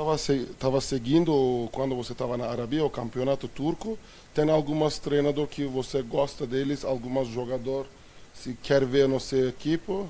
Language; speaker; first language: Portuguese; non-native, fluent; Turkish